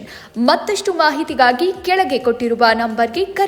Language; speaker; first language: Kannada; native; Kannada